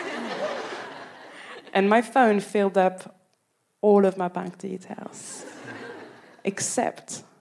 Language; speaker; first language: English; non-native, fluent; French